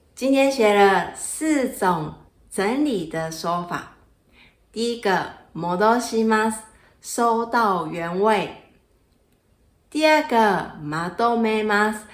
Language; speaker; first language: Chinese; non-native, fluent; Japanese